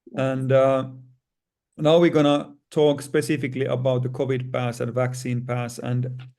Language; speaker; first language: English; non-native, fluent; Finnish